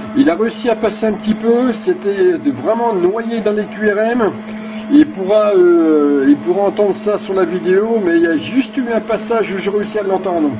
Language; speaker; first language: French; native; French